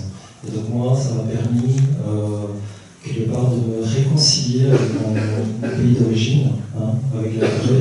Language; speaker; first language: French; early bilingual, other home language; Korean